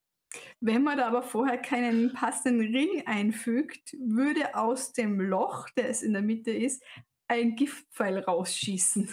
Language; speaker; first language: German; native; German